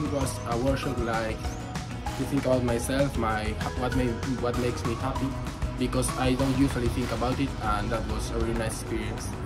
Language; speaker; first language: English; non-native, fluent; Spanish